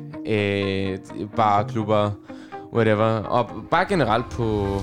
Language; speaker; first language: Danish; non-native, local second language; Russian